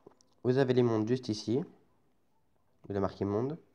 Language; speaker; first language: French; native; French